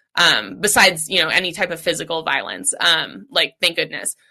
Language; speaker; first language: English; native; English